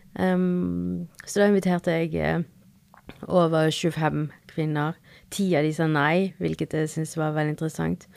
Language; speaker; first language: Norwegian; early bilingual, other home language; Spanish